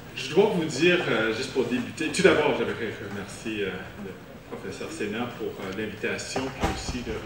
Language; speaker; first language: French; non-native, local second language; English